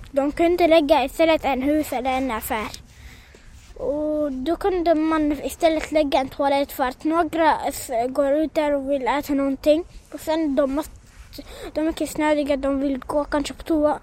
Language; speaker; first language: Swedish; non-native, local second language; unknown